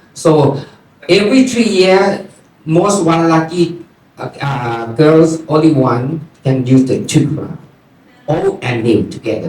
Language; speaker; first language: English; non-native, learner; Thai